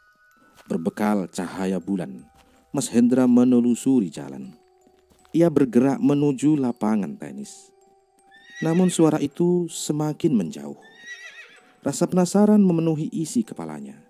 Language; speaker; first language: Indonesian; native; Indonesian